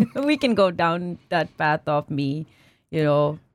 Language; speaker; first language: English; non-native, local second language; Urdu